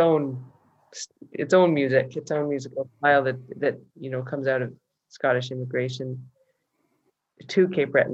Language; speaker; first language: English; native; English